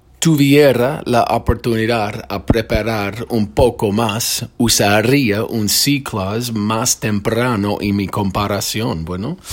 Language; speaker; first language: Spanish; non-native, fluent; English